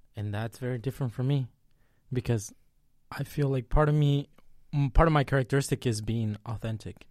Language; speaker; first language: English; early bilingual, other home language; Spanish